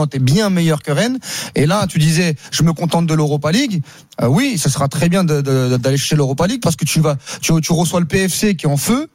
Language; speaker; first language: French; native; French